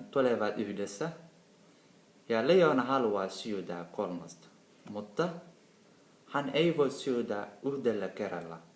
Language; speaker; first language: Finnish; non-native, learner; Somali